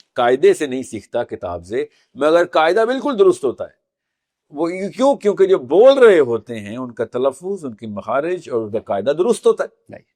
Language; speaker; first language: Urdu; native; Urdu